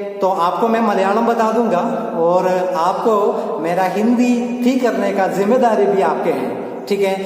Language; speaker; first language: Hindi; non-native, local second language; Malayalam